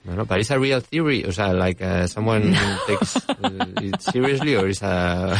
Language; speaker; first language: English; non-native, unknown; Spanish